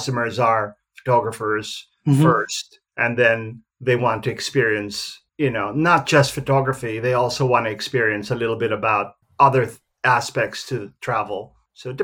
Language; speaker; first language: English; native; English